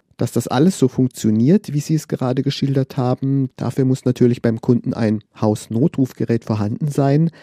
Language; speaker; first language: German; native; German